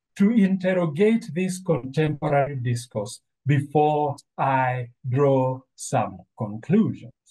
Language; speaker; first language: English; non-native, local second language; Luo (Kenya and Tanzania)